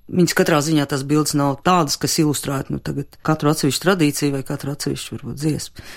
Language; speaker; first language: Latvian; native; Latvian